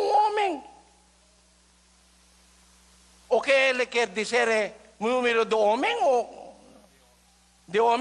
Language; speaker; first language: Portuguese; non-native, learner; Filipino